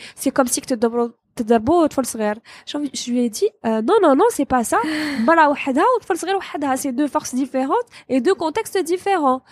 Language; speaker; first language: French; non-native, local second language; Arabic